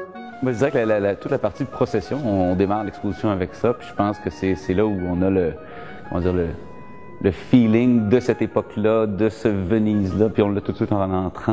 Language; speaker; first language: French; native; French